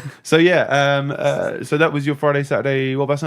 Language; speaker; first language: English; native; English